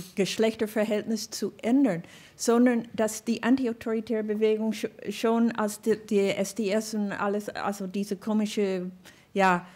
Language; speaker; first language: German; non-native, fluent; English